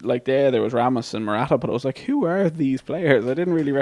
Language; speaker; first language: English; native; English